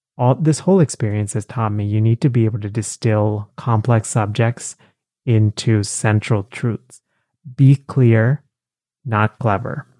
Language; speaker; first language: English; early bilingual, other home language; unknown